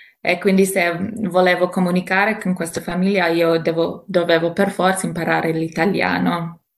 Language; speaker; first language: Italian; non-native, fluent; English